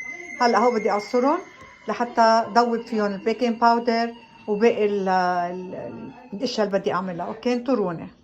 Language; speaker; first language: Arabic; native; Arabic